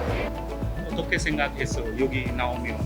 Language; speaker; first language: Korean; non-native, learner; Hindi